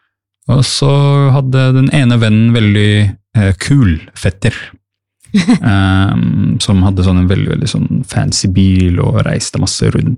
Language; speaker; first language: Norwegian; early bilingual, other home language; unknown